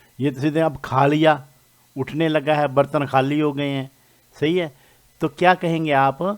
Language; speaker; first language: Urdu; non-native, local second language; Punjabi